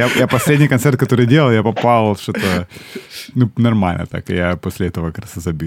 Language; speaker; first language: Russian; native; Russian